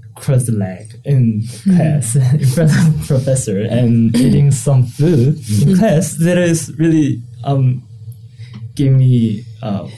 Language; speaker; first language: English; non-native, learner; Korean